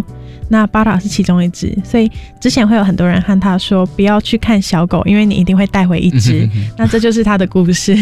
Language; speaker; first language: Chinese; native; Chinese